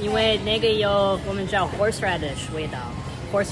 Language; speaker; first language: Chinese; non-native, fluent; English